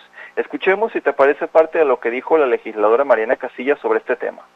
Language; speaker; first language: Spanish; native; Spanish